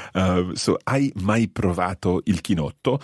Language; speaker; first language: Italian; non-native, fluent; English